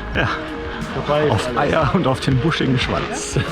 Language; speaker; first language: German; native; German